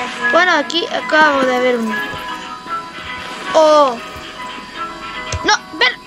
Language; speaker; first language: Spanish; native; Spanish